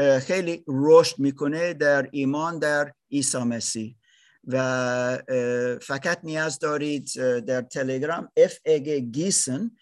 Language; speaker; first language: Persian; non-native, learner; German